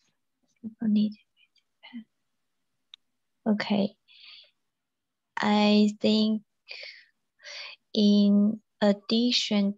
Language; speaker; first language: English; non-native, learner; Chinese